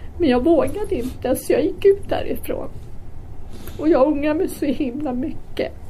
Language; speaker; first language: Swedish; early bilingual, other home language; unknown